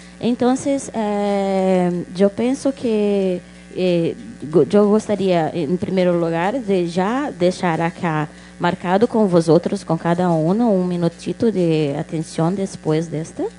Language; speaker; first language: Portuguese; non-native, local second language; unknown